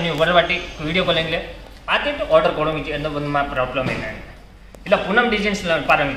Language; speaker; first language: Tamil; non-native, learner; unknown